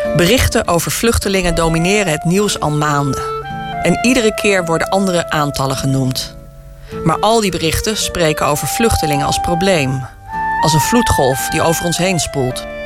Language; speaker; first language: Dutch; native; Dutch